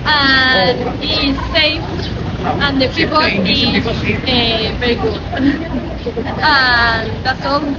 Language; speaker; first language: English; non-native, learner; Spanish